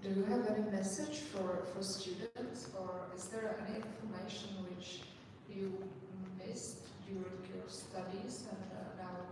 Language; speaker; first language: English; non-native, fluent; Czech